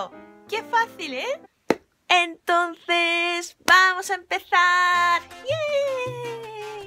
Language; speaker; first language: Spanish; non-native, fluent; Japanese